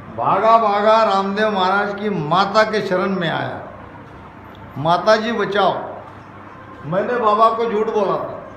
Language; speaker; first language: Hindi; non-native, local second language; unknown